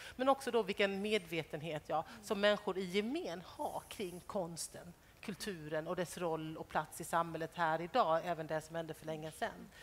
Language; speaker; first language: Swedish; native; Swedish